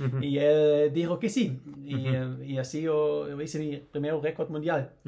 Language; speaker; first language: Spanish; non-native, learner; German